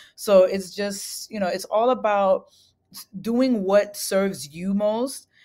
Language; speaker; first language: English; native; English